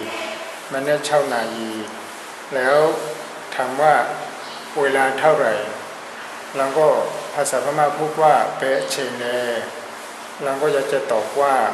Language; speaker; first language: Thai; non-native, fluent; Burmese